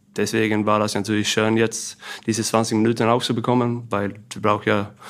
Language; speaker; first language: German; non-native, fluent; Swedish